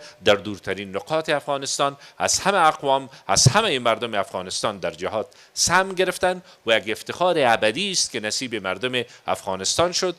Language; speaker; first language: Persian; native; Persian